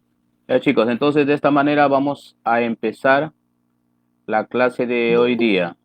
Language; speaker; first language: Spanish; native; Spanish